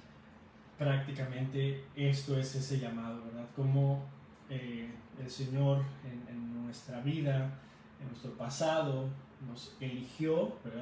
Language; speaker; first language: Spanish; native; Spanish